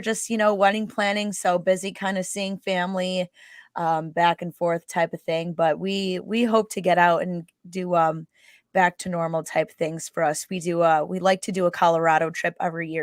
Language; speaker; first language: English; native; English